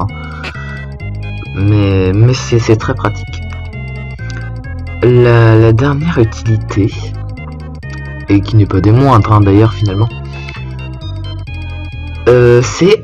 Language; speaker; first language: French; native; French